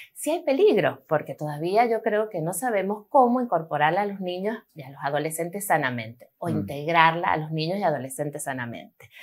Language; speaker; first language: Spanish; native; Spanish